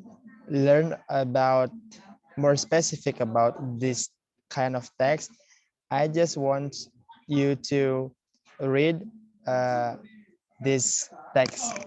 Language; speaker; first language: English; non-native, learner; Indonesian